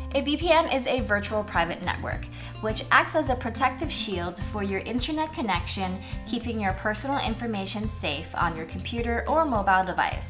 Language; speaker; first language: English; native; English